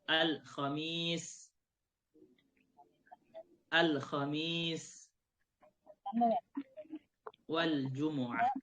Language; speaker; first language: Arabic; non-native, fluent; Indonesian